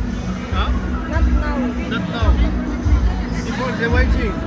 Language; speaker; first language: English; non-native, local second language; Cebuano